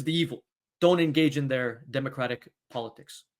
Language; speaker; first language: English; native; English